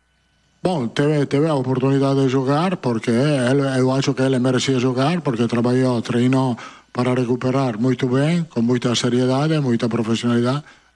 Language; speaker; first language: Portuguese; non-native, fluent; Italian